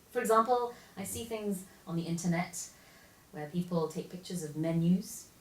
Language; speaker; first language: English; early bilingual, other home language; Korean